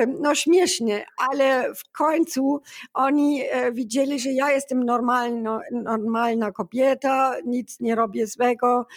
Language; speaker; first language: Polish; non-native, learner; German